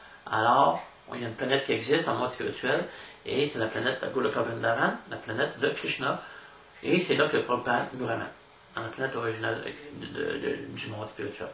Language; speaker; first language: French; native; French